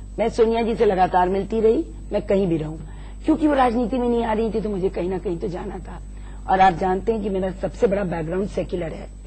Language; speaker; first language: Hindi; native; Hindi